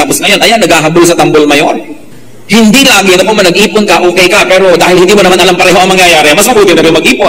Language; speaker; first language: Filipino; native; Filipino